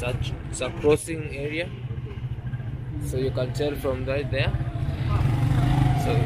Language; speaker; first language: English; non-native, local second language; Swahili